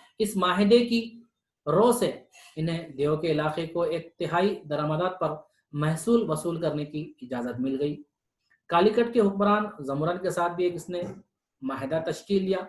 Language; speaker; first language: Urdu; native; Urdu